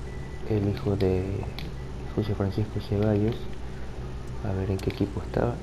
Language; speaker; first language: Spanish; native; Spanish